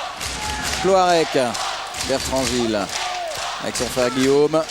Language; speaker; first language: French; native; French